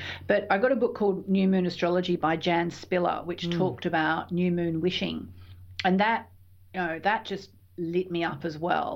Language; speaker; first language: English; native; English